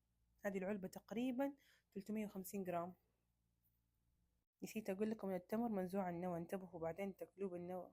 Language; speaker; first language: Arabic; native; Arabic